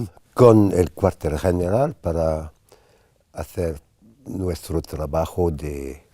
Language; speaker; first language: Spanish; non-native, fluent; English